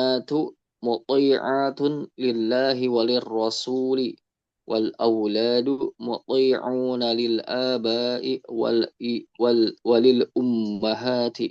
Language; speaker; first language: Arabic; non-native, learner; Indonesian